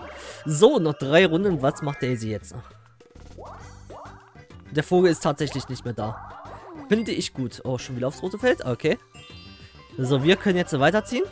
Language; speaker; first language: German; native; German